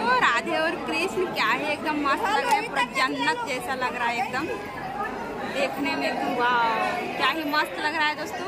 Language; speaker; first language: Hindi; native; Hindi